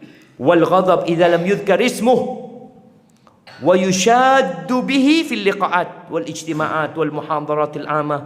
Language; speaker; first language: Arabic; non-native, fluent; Indonesian